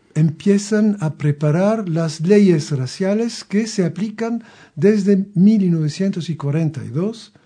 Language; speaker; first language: Spanish; non-native, fluent; French